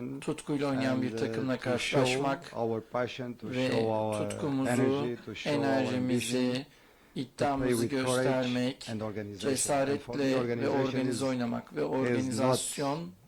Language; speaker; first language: Turkish; non-native, learner; Portuguese